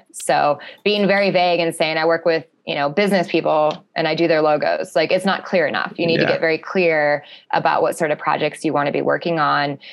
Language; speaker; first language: English; native; English